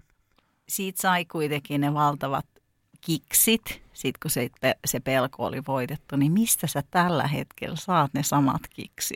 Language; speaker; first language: Finnish; native; Finnish